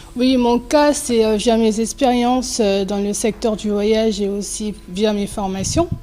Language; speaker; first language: French; early bilingual, other home language; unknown